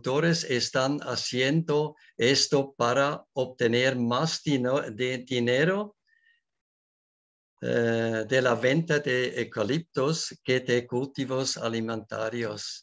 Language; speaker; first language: Spanish; non-native, learner; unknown